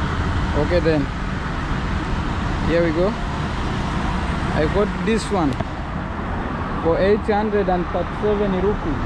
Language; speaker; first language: English; non-native, fluent; Rundi